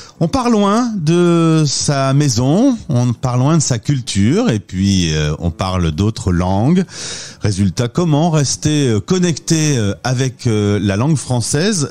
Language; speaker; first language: French; native; French